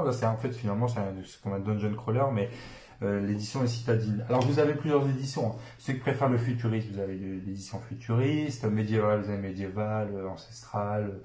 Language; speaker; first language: French; native; French